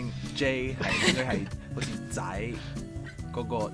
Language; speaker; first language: Cantonese; non-native, fluent; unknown